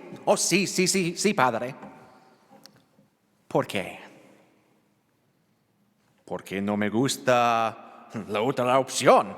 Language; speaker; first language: Spanish; non-native, learner; English